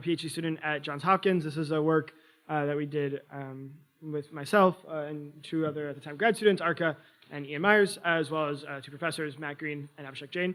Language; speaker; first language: English; native; English